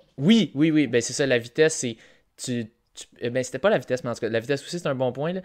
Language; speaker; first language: French; native; French